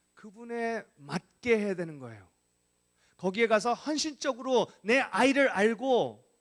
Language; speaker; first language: Korean; non-native, fluent; English